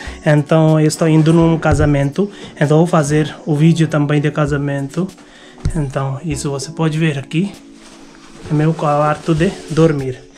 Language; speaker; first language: Portuguese; non-native, learner; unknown